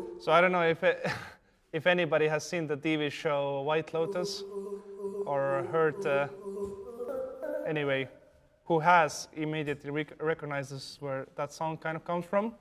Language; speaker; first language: English; non-native, fluent; Estonian